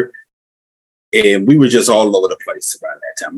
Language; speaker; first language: English; native; English